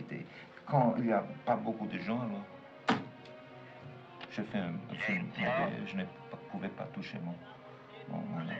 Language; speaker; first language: French; non-native, fluent; German